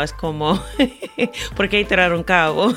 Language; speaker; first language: Spanish; non-native, fluent; English